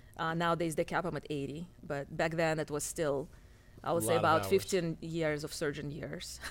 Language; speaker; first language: English; non-native, fluent; Russian